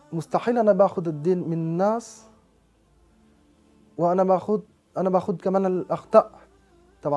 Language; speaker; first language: Arabic; non-native, learner; French